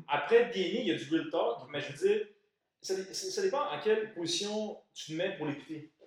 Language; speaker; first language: French; native; French